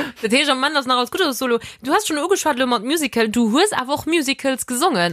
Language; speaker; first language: Luxembourgish; native; Luxembourgish